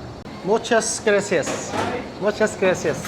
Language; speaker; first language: Spanish; non-native, learner; Mongolian